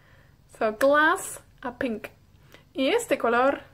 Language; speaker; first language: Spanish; non-native, fluent; Welsh